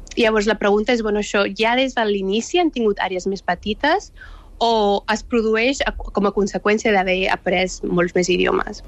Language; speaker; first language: Catalan; early bilingual, other home language; Urdu